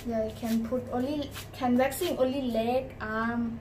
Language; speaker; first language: English; non-native, learner; Thai